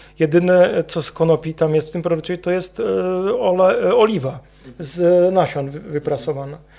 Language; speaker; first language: Polish; non-native, fluent; Czech